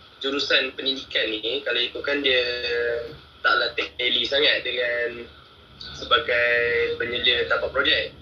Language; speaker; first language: Malay; native; Malay